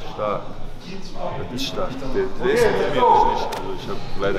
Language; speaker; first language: German; native; German